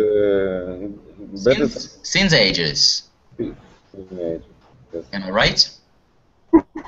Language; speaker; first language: English; non-native, fluent; Russian